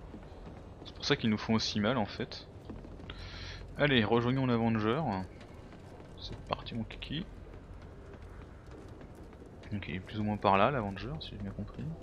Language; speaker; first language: French; native; French